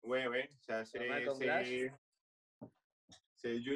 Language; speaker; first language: French; non-native, fluent; Spanish